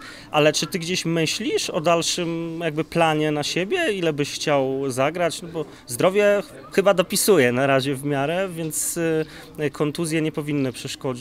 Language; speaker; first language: Polish; native; Polish